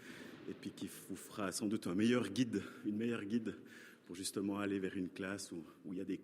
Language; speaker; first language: French; native; French